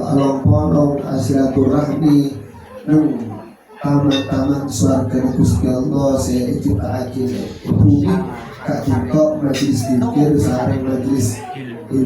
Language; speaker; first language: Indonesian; non-native, local second language; Javanese